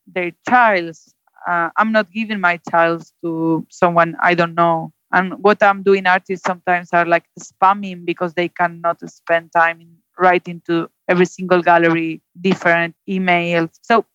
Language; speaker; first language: English; non-native, fluent; Spanish